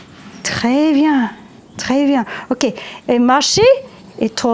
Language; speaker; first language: French; non-native, learner; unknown